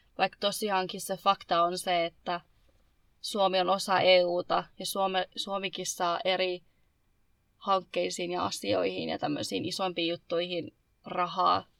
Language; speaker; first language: Finnish; early bilingual, other home language; Arabic